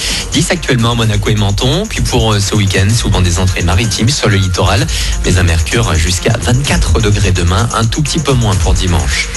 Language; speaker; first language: French; native; French